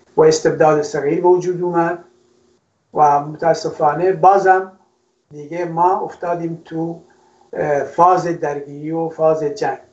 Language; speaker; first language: Persian; non-native, local second language; Kurdish